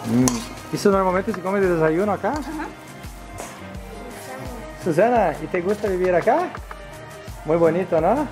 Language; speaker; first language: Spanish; non-native, learner; Portuguese